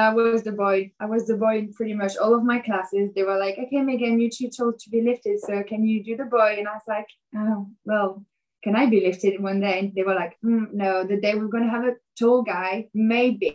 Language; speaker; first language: English; non-native, fluent; French